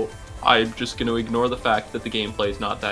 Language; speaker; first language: English; native; English